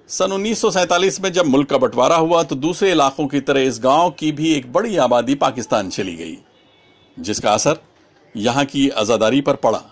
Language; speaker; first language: Urdu; native; Urdu